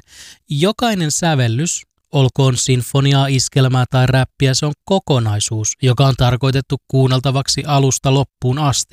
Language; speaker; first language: Finnish; native; Finnish